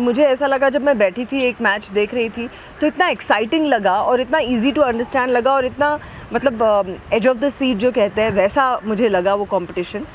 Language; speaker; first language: Hindi; native; Hindi